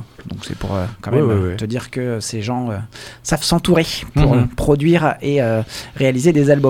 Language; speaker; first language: French; native; French